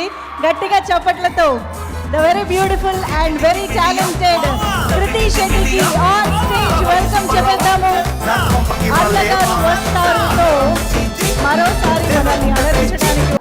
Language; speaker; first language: Telugu; native; Telugu